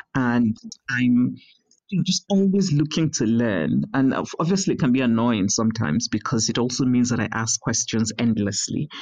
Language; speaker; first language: English; non-native, local second language; Igbo